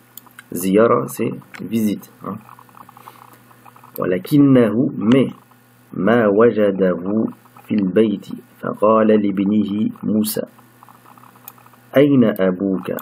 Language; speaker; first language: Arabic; non-native, fluent; French